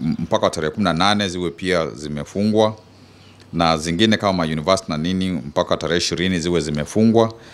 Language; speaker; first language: Swahili; non-native, local second language; Kamba